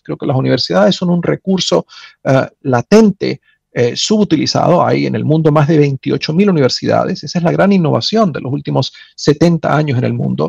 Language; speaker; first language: Spanish; native; Spanish